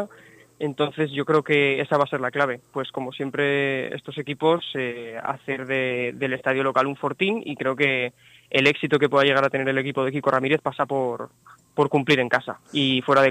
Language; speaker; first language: Spanish; native; Spanish